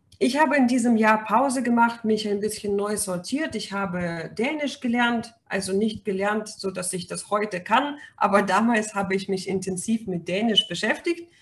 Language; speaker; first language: German; non-native, fluent; Russian